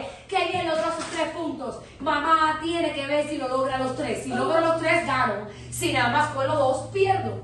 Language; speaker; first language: Spanish; native; Spanish